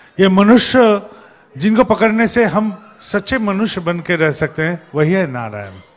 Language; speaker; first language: Hindi; non-native, local second language; Bangla